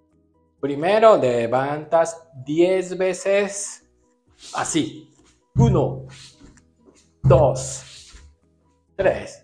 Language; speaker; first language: Spanish; non-native, learner; Japanese